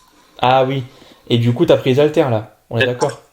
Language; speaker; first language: French; native; French